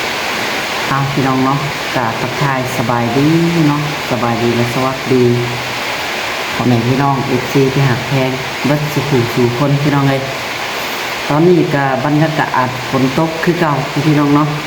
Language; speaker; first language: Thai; non-native, local second language; Lao